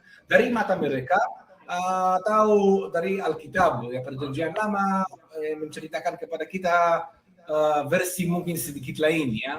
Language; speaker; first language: Indonesian; non-native, fluent; Hebrew